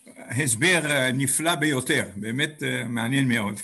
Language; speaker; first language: Hebrew; non-native, fluent; English